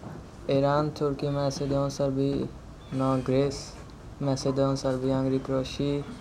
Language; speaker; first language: French; non-native, learner; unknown